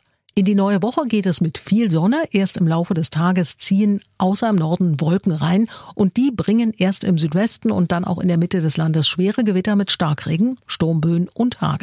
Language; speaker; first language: German; native; German